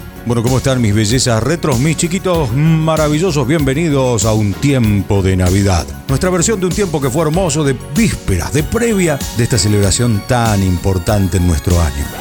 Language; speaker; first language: Spanish; native; Spanish